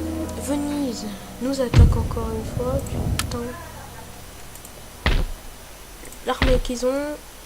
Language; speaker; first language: French; native; French